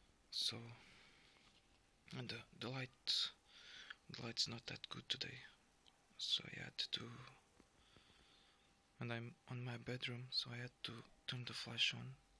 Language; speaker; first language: English; non-native, fluent; Portuguese